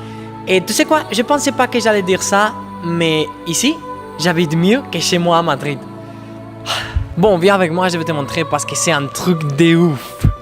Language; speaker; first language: French; non-native, fluent; Spanish